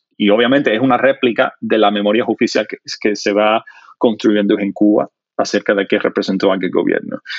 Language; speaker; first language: Spanish; non-native, fluent; English